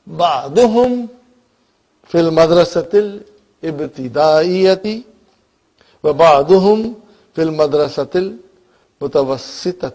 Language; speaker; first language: Arabic; non-native, fluent; Urdu